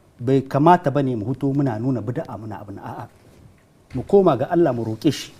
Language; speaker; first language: Hausa; non-native, local second language; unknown